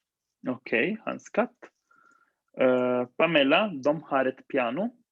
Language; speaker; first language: Swedish; non-native, fluent; Spanish